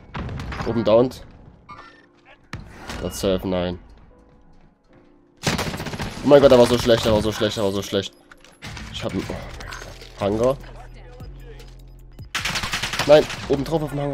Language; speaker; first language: German; native; German